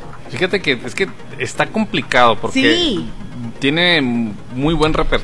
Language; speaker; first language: Spanish; native; Spanish